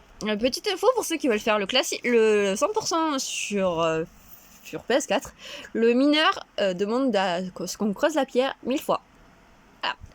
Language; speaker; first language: French; native; French